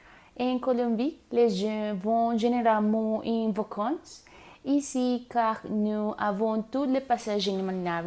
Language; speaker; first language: French; non-native, learner; Spanish